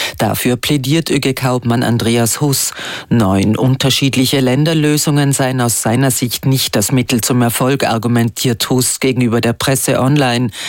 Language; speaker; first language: German; native; German